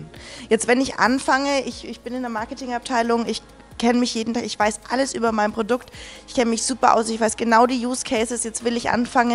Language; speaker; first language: German; native; German